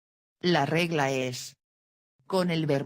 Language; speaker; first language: Spanish; non-native, fluent; Dutch